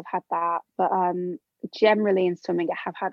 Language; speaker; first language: English; native; English